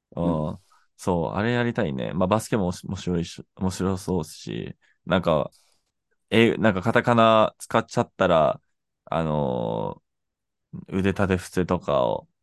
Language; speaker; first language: Japanese; non-native, fluent; English